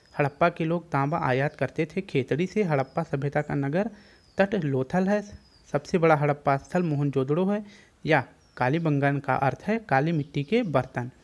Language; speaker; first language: Hindi; native; Hindi